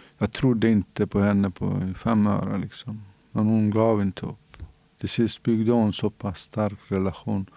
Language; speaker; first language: Swedish; non-native, fluent; Central Kurdish